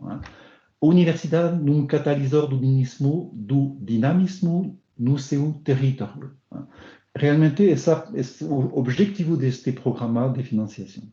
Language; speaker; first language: Portuguese; non-native, learner; French